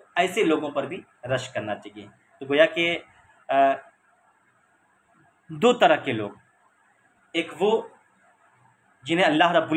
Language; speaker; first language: Urdu; native; Urdu